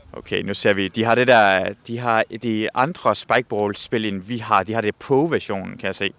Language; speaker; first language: Danish; non-native, fluent; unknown